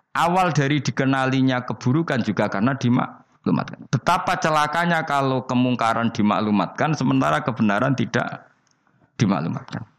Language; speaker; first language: Indonesian; non-native, local second language; Javanese